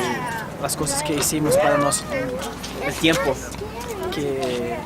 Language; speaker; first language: Spanish; non-native, fluent; Portuguese